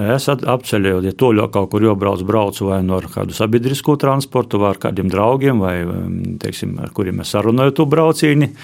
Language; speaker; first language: Latvian; native; Latvian